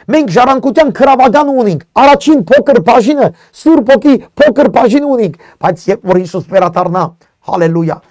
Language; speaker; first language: Armenian; native; Armenian